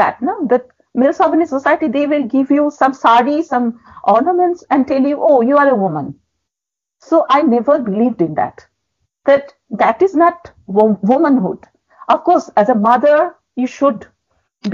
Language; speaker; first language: English; non-native, local second language; Bangla